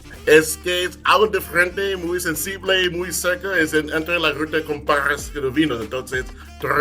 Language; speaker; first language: Spanish; non-native, fluent; English